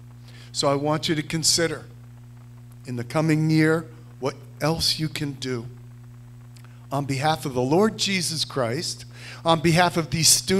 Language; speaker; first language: English; native; English